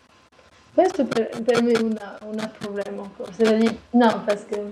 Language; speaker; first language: Italian; non-native, learner; French